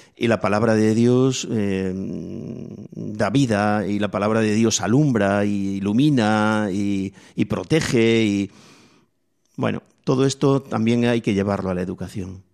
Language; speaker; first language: Spanish; native; Spanish